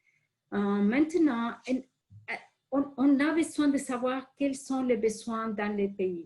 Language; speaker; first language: French; non-native, fluent; Spanish